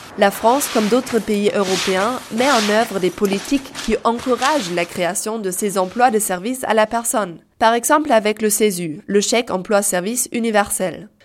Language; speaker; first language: French; native; French